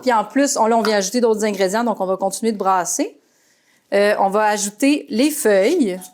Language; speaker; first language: French; native; French